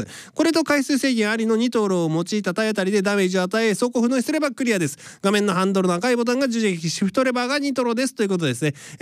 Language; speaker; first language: Japanese; native; Japanese